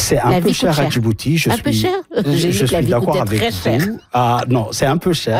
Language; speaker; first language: French; non-native, local second language; Somali